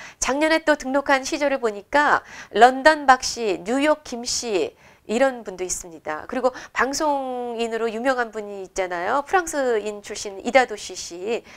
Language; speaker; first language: Korean; native; Korean